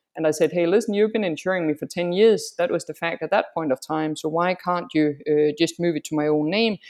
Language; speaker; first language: English; non-native, fluent; Danish